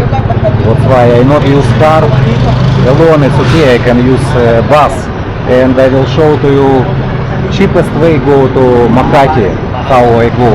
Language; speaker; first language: English; non-native, learner; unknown